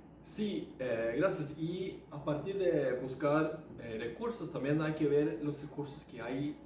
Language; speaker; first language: Spanish; non-native, fluent; Norwegian